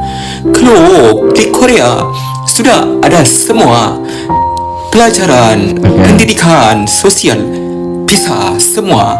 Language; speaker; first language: Indonesian; non-native, learner; Korean